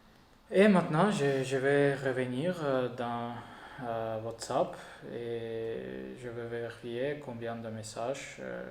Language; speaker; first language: French; non-native, learner; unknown